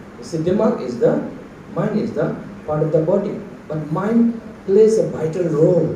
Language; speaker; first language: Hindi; non-native, local second language; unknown